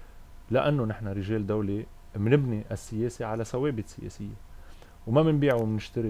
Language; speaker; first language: Arabic; native; Arabic